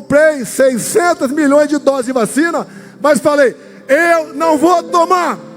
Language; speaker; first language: Portuguese; native; Portuguese